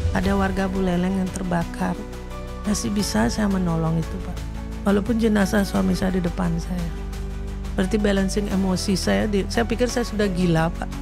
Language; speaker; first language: Indonesian; native; Indonesian